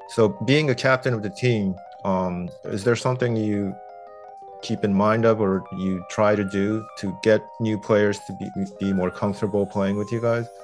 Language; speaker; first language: English; non-native, fluent; Japanese